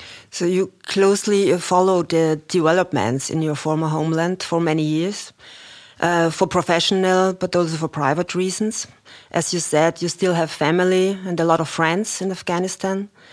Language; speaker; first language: English; non-native, fluent; German